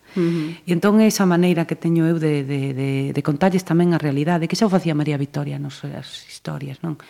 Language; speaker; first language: Galician; native; Galician